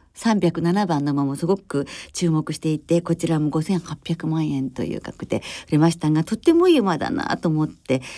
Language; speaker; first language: Japanese; native; Japanese